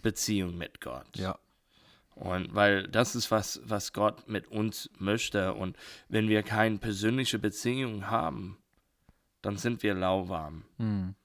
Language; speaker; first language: German; non-native, learner; English